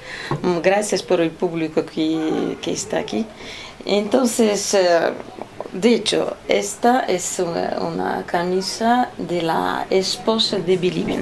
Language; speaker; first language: Spanish; non-native, fluent; Russian